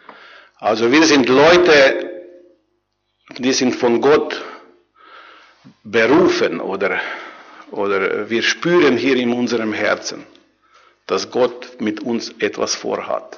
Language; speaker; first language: German; non-native, learner; Croatian